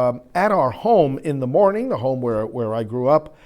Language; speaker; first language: English; native; English